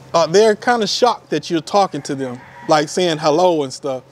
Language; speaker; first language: English; native; English